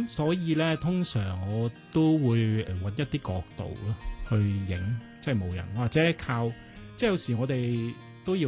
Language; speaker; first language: Cantonese; native; Cantonese